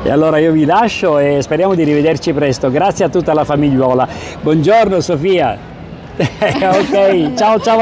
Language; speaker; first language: Italian; native; Italian